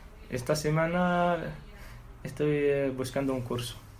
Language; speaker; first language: Spanish; non-native, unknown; Arabic